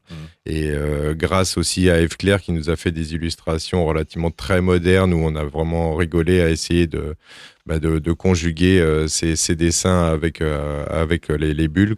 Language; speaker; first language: French; native; French